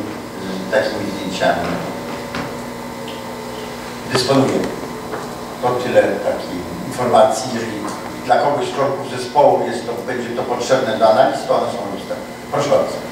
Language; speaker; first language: Polish; native; Polish